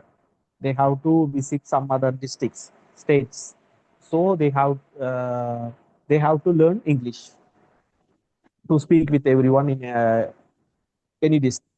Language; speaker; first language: English; non-native, learner; Tamil